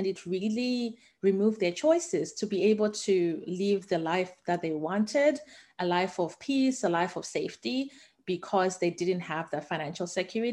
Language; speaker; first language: English; non-native, local second language; Shona